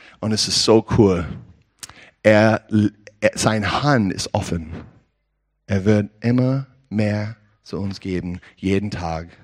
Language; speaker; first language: German; non-native, learner; English